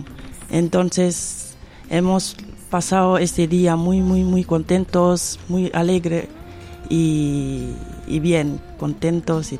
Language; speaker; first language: Spanish; non-native, fluent; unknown